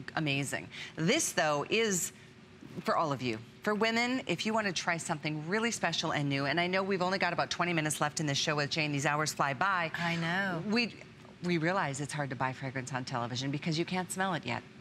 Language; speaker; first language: English; native; English